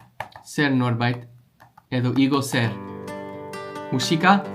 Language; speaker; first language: Basque; non-native, learner; English